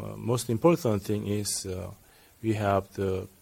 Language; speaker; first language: English; non-native, learner; Korean